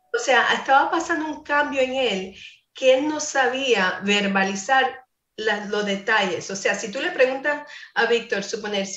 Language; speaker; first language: Spanish; non-native, fluent; English